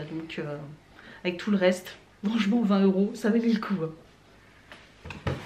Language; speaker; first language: French; native; French